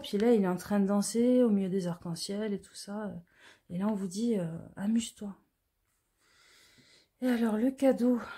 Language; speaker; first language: French; native; French